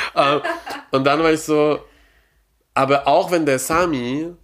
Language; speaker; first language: German; non-native, fluent; English